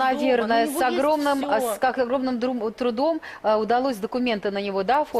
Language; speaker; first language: Russian; native; Russian